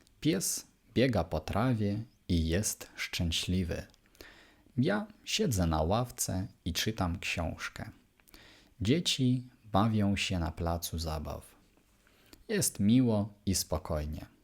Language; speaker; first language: Polish; non-native, fluent; Ukrainian